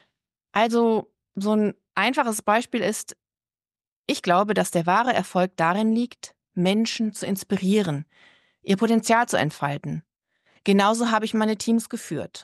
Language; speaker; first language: German; native; German